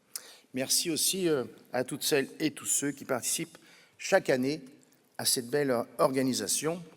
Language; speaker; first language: French; native; French